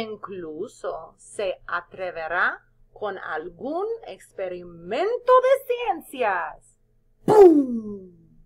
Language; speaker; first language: Spanish; non-native, fluent; English